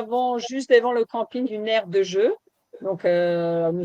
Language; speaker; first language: French; native; French